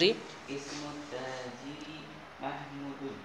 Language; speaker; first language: Arabic; non-native, learner; Indonesian